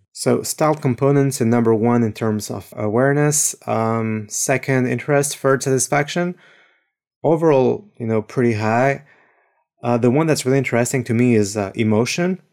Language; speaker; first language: English; non-native, fluent; French